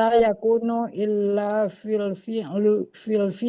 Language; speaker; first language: Arabic; non-native, learner; Indonesian